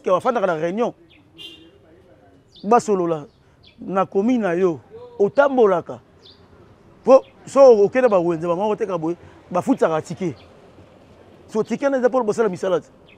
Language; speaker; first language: Lingala; native; Lingala